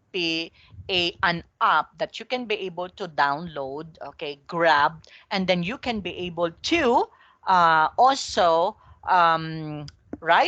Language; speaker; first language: English; non-native, local second language; Filipino